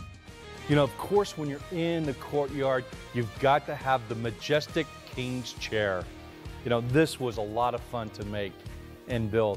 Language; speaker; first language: English; native; English